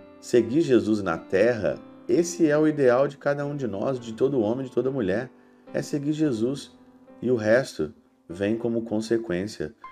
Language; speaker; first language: Portuguese; native; Portuguese